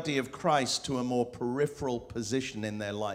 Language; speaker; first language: English; non-native, local second language; Spanish